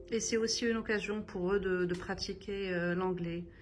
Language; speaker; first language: French; non-native, local second language; Arabic